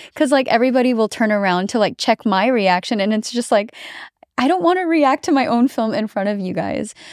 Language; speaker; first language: English; native; English